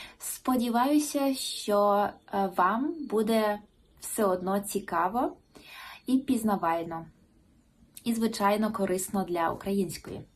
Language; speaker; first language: Ukrainian; non-native, local second language; Russian